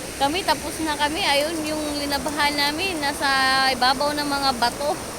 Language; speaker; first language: Filipino; non-native, local second language; Waray